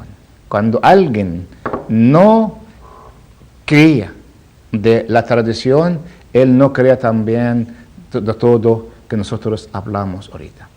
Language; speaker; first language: Spanish; non-native, learner; Arabic